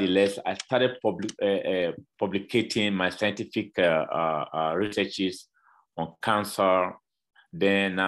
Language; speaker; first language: English; non-native, local second language; Bini